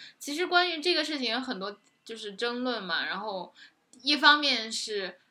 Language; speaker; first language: Chinese; native; Chinese